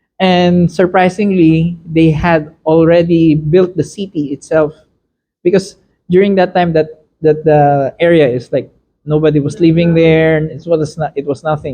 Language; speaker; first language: English; non-native, fluent; Chinese